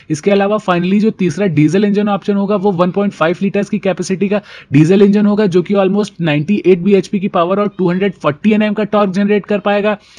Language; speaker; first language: Hindi; native; Hindi